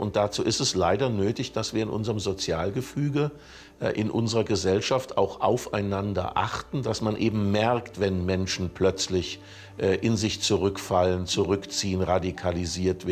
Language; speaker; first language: German; native; German